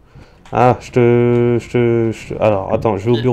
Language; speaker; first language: French; native; French